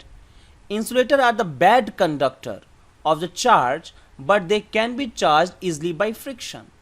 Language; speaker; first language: English; non-native, local second language; Hindi